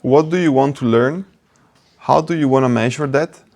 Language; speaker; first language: English; non-native, fluent; Italian